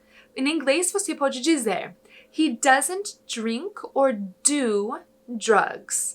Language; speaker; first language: Portuguese; non-native, fluent; English